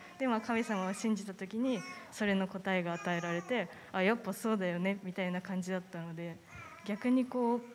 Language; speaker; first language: Japanese; native; Japanese